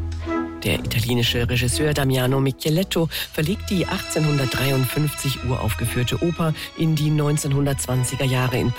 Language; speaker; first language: German; native; German